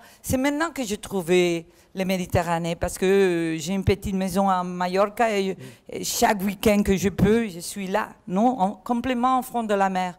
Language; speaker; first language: French; non-native, learner; Catalan